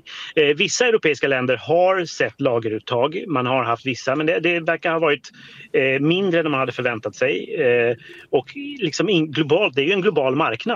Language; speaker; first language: Swedish; native; Swedish